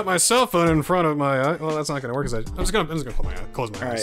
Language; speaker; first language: English; native; English